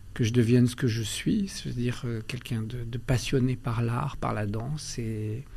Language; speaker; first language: French; early bilingual, other home language; Albanian